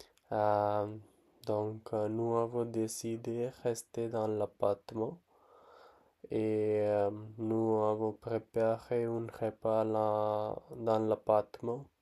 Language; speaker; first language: French; non-native, learner; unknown